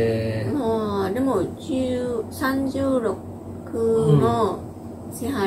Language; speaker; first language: Japanese; non-native, fluent; Vietnamese